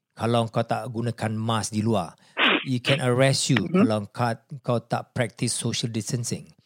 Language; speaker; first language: English; non-native, local second language; Malay